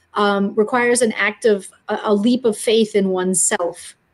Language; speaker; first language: English; native; English